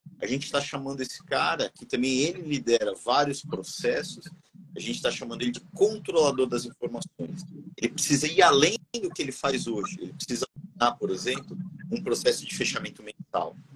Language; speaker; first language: Portuguese; native; Portuguese